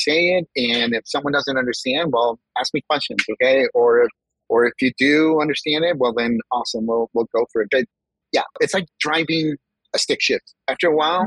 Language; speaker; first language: English; early bilingual, other home language; Spanish